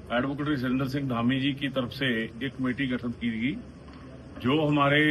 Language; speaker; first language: Hindi; non-native, local second language; Punjabi